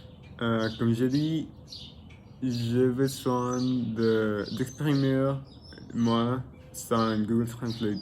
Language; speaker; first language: French; non-native, learner; Spanish